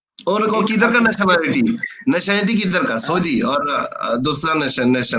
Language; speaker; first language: Hindi; non-native, fluent; Bangla